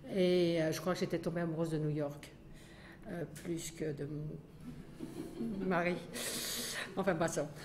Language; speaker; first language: French; native; French